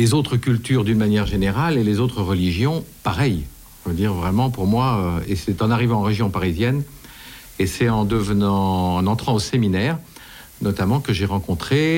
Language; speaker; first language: French; native; French